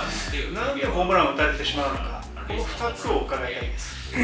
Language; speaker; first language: Japanese; native; Japanese